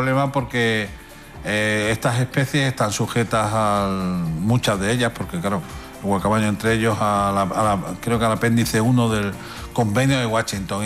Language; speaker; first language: Spanish; native; Spanish